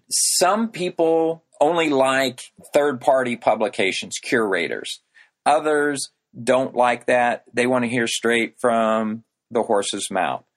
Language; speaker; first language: English; native; English